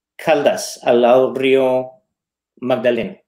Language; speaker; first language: Spanish; non-native, fluent; English